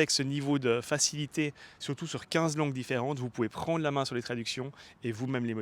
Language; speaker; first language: French; native; French